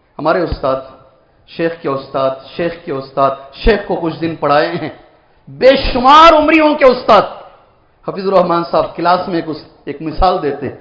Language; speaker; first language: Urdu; native; Urdu